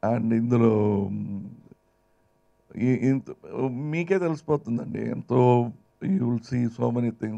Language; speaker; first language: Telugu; non-native, fluent; Tamil